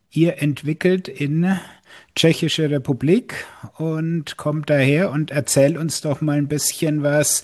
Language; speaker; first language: German; native; German